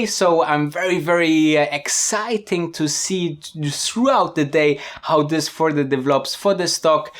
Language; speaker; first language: English; non-native, fluent; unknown